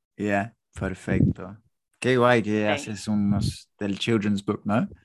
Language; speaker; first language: Spanish; non-native, fluent; English